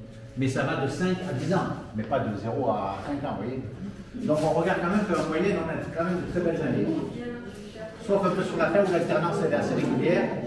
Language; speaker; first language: French; native; French